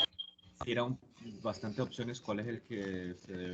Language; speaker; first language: Spanish; native; Spanish